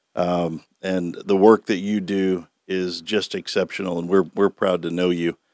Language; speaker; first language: English; native; English